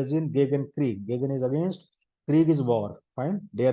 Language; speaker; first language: German; non-native, fluent; Hindi